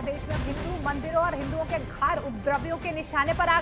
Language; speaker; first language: Hindi; native; Hindi